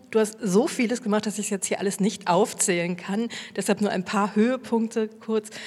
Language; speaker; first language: German; native; German